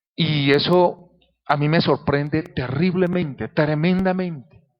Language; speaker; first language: Spanish; native; Spanish